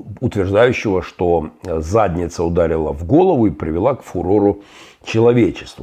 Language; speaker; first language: Russian; native; Russian